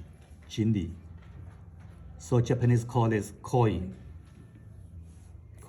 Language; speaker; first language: English; non-native, fluent; Chinese